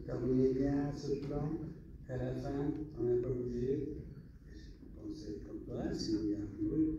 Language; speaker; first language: French; non-native, fluent; English